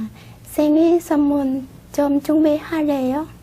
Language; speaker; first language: Korean; non-native, learner; Vietnamese